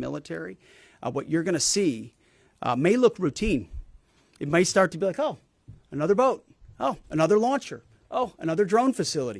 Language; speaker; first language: English; native; English